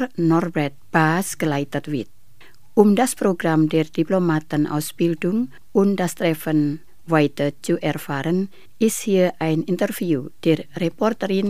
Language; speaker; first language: German; non-native, fluent; Indonesian